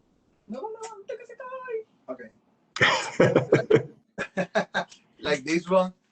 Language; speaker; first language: English; non-native, local second language; Spanish